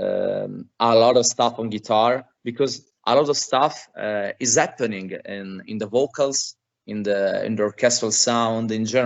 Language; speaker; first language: English; non-native, fluent; Italian